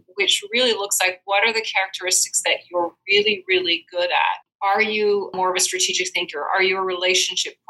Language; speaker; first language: English; non-native, fluent; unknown